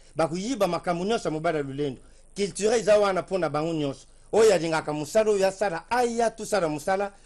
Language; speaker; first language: Lingala; non-native, local second language; Kituba (Democratic Republic of Congo)